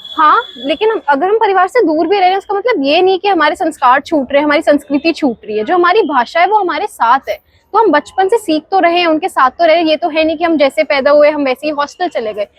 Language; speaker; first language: Hindi; native; Hindi